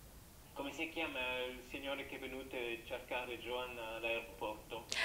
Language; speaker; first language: Italian; non-native, learner; French